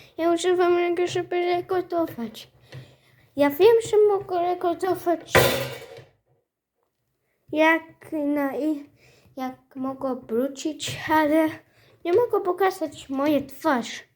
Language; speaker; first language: Polish; early bilingual, heritage; Polish